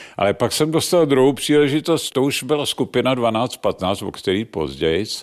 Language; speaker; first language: Czech; native; Czech